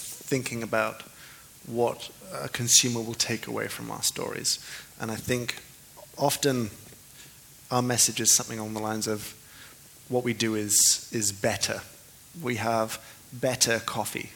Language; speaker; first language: English; native; English